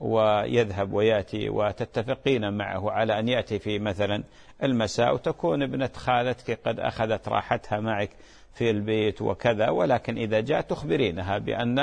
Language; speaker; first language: Arabic; native; Arabic